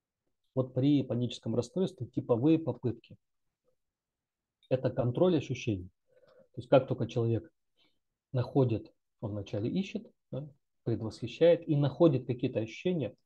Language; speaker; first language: Russian; native; Russian